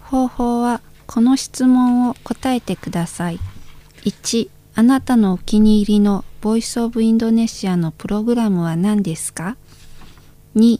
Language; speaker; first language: Japanese; non-native, fluent; Indonesian